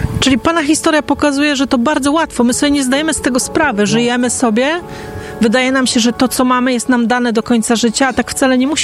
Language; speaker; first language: Polish; native; Polish